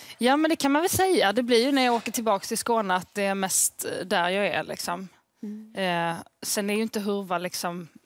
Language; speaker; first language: Swedish; early bilingual, other home language; Arabic